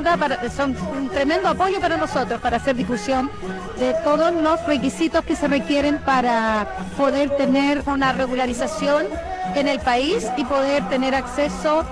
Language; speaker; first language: Spanish; native; Spanish